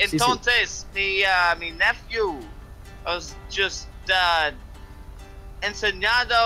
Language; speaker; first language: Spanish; non-native, learner; English